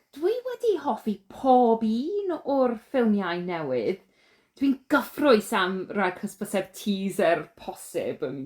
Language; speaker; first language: Welsh; non-native, learner; English